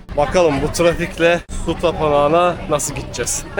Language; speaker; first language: Turkish; native; Turkish